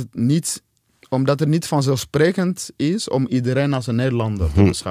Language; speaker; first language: Dutch; non-native, fluent; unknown